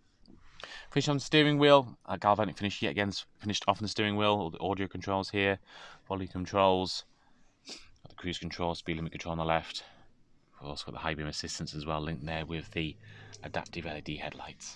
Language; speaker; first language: English; native; English